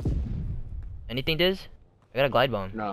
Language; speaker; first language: English; native; English